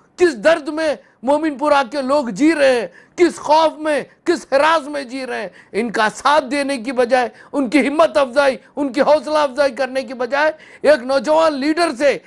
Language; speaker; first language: Hindi; non-native, local second language; Urdu